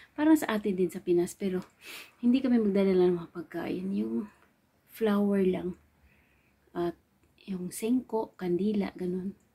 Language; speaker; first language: Filipino; non-native, local second language; Cebuano